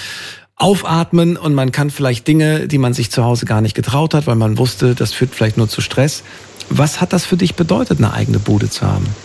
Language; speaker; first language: German; native; German